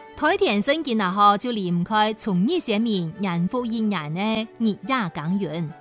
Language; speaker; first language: Chinese; non-native, local second language; Cantonese